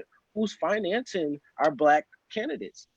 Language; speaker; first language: English; native; English